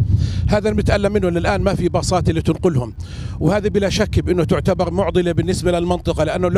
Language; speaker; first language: Arabic; native; Arabic